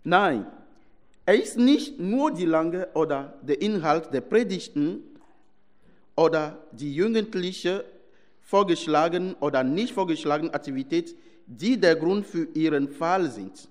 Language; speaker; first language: German; non-native, fluent; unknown